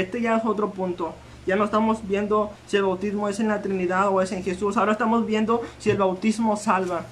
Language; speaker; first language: Spanish; native; Spanish